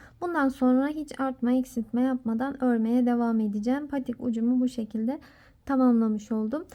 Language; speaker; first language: Turkish; native; Turkish